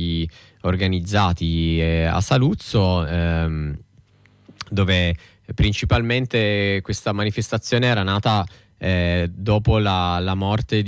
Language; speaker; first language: Italian; native; Italian